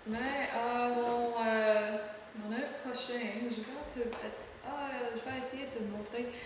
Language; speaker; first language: French; non-native, learner; English